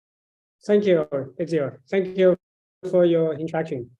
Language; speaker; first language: English; non-native, fluent; Chinese